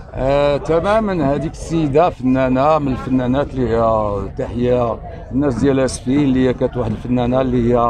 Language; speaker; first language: Arabic; native; Arabic